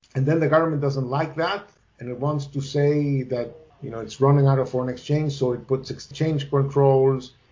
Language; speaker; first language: English; non-native, fluent; Spanish